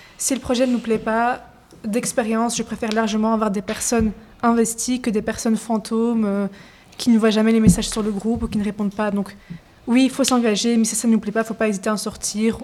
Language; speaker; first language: French; native; French